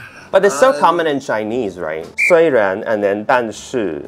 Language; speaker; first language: English; non-native, local second language; Cantonese